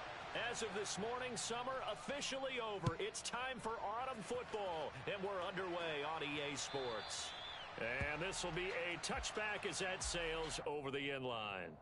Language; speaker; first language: English; native; English